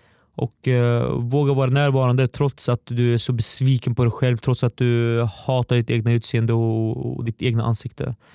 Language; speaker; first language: Swedish; early bilingual, other home language; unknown